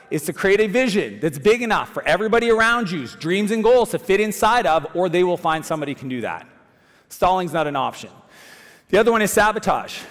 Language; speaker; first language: English; native; English